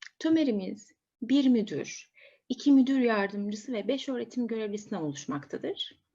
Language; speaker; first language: Turkish; native; Turkish